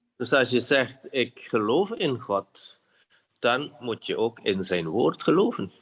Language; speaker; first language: Dutch; non-native, fluent; Indonesian